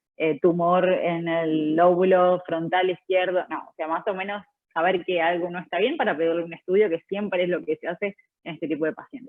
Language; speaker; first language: Spanish; native; Spanish